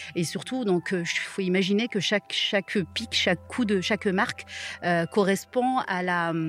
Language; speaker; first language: French; non-native, local second language; Arabic